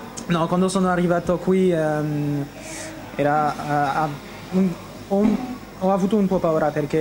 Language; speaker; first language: Italian; non-native, learner; French